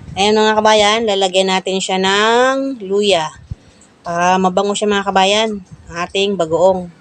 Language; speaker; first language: Filipino; native; Filipino